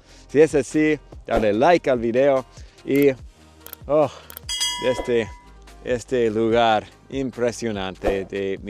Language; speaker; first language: Spanish; non-native, fluent; English